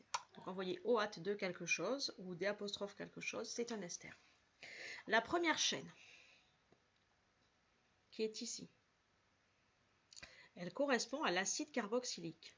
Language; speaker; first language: French; native; French